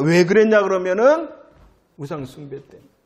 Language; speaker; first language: Korean; native; Korean